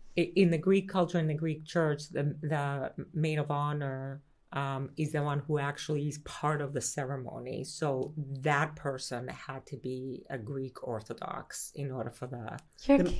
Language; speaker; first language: English; early bilingual, other home language; Greek